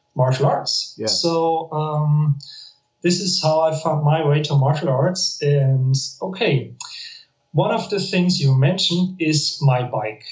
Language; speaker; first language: English; non-native, fluent; German